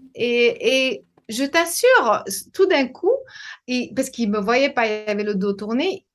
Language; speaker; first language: French; non-native, fluent; English